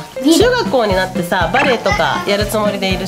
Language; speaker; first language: Japanese; native; Japanese